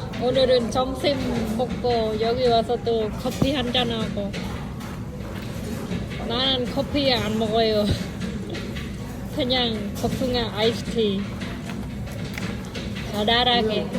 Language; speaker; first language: Korean; non-native, fluent; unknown